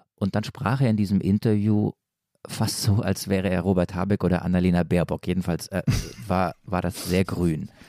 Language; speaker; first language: German; native; German